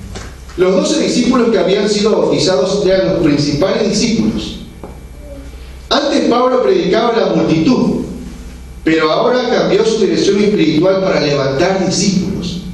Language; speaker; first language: Spanish; non-native, fluent; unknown